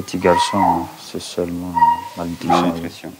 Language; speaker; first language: French; non-native, local second language; Malagasy